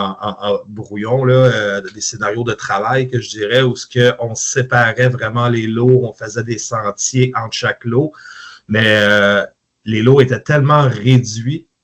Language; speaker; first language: French; native; French